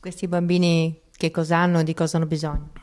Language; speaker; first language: Italian; native; Italian